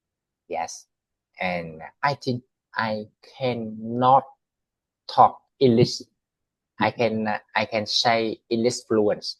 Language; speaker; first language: English; non-native, learner; Vietnamese